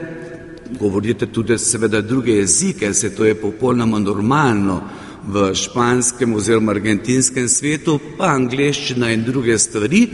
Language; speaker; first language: Slovenian; native; Slovenian